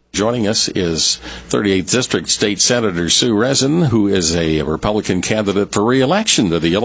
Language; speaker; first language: English; native; English